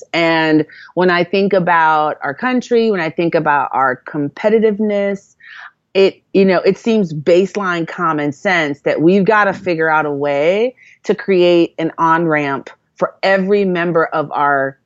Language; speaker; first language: English; native; English